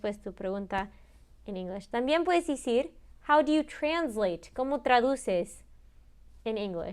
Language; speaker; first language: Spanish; early bilingual, heritage; Spanish